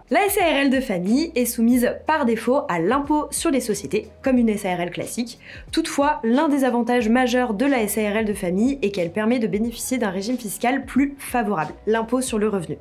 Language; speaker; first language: French; native; French